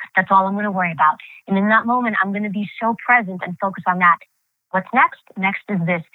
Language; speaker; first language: English; early bilingual, other home language; Greek